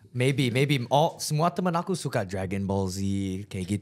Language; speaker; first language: Indonesian; early bilingual, heritage; English